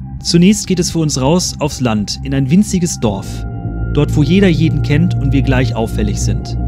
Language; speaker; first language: German; native; German